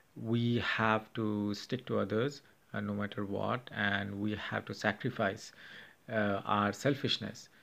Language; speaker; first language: English; non-native, local second language; Hindi